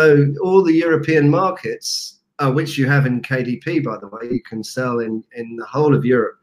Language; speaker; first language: English; native; English